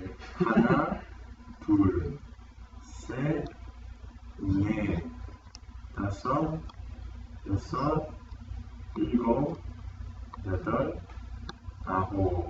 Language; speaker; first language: Korean; non-native, fluent; Spanish